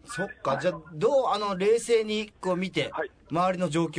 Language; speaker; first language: Japanese; native; Japanese